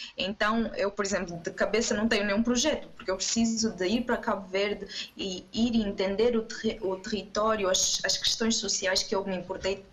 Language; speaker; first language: Portuguese; non-native, local second language; Kabuverdianu